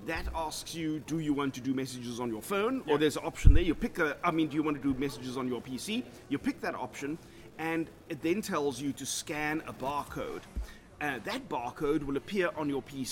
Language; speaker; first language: English; native; English